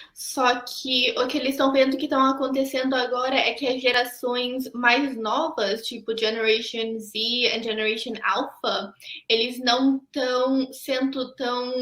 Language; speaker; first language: Portuguese; early bilingual, heritage; Portuguese